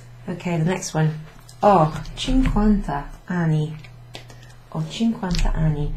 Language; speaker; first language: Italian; non-native, fluent; English